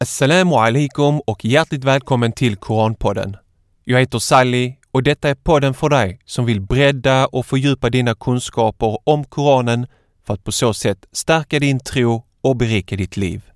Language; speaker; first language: Swedish; native; Swedish